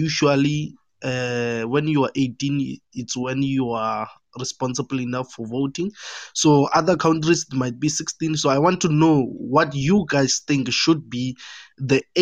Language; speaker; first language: English; non-native, local second language; Northern Sotho